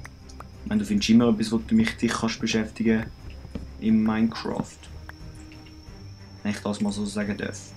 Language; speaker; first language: German; native; German